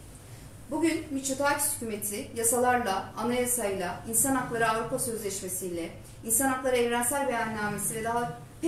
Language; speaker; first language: Turkish; native; Turkish